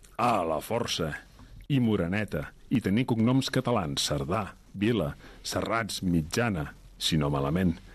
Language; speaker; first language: Catalan; early bilingual, other home language; Riffian